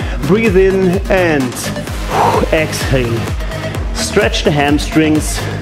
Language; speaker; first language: English; non-native, fluent; German